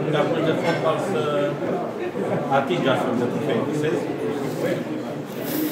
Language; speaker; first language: Romanian; native; Romanian